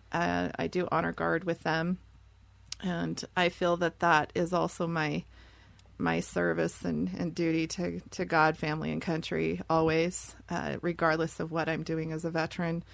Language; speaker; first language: English; native; English